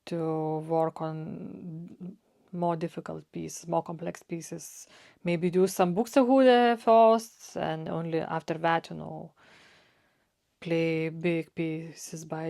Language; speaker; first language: English; non-native, fluent; Lithuanian